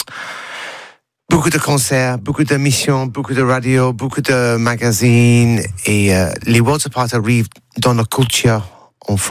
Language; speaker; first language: French; non-native, learner; English